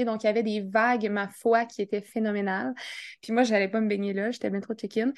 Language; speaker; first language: French; native; French